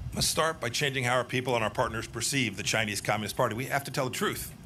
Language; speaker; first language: English; native; English